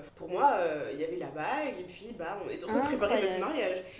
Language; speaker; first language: French; native; French